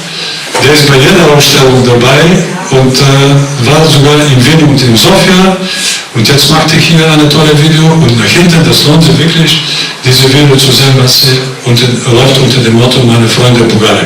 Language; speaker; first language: German; non-native, fluent; Bulgarian